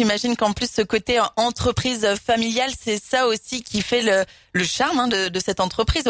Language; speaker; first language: French; native; French